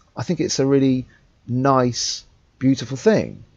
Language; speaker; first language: English; native; English